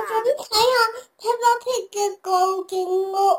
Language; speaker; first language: Chinese; early bilingual, heritage; Cantonese